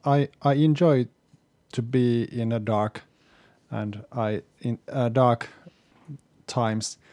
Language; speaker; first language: English; non-native, learner; Finnish